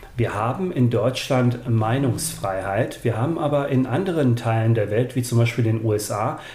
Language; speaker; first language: German; early bilingual, other home language; Bosnian